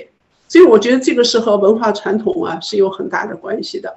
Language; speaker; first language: Chinese; native; Chinese